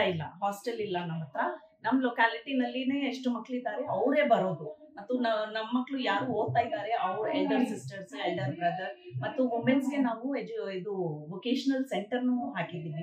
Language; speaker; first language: Kannada; non-native, local second language; Urdu